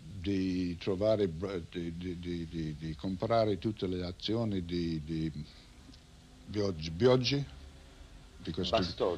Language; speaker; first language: Italian; non-native, learner; English